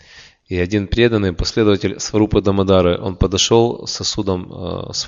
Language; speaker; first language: Russian; native; Russian